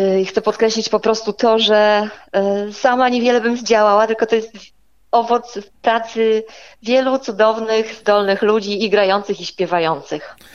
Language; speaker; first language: Polish; native; Polish